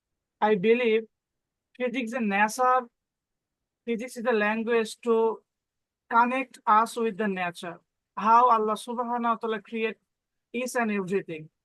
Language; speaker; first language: English; non-native, learner; Bangla